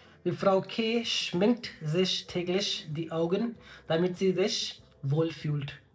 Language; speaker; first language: German; non-native, learner; Hindi